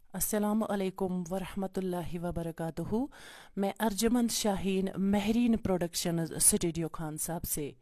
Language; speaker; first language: Urdu; non-native, local second language; Kashmiri